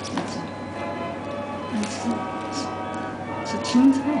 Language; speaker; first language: Chinese; native; Chinese